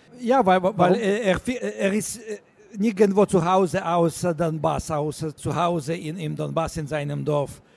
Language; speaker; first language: German; non-native, learner; Russian